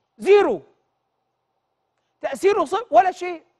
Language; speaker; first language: Arabic; native; Arabic